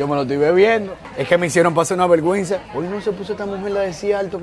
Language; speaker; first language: Spanish; native; Spanish